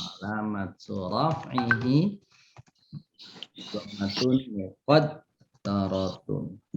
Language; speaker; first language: Arabic; non-native, fluent; Indonesian